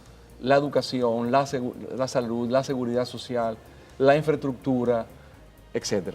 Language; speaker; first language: Spanish; native; Spanish